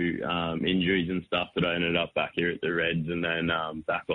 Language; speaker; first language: English; native; English